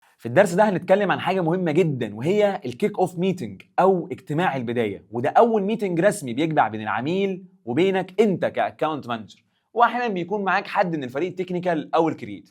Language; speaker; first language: Arabic; native; Arabic